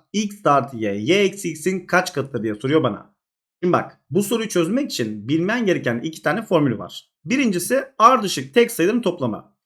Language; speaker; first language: Turkish; native; Turkish